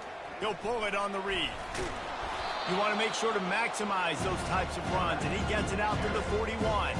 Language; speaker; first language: English; native; English